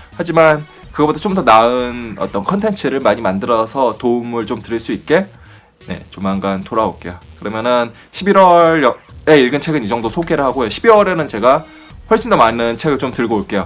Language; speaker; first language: Korean; native; Korean